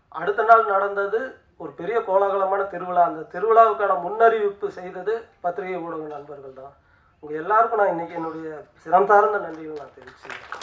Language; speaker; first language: Tamil; native; Tamil